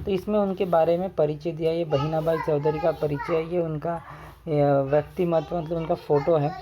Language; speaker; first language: Hindi; non-native, local second language; Marathi